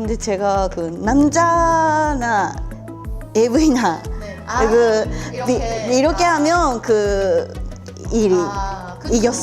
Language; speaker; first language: Korean; non-native, learner; Japanese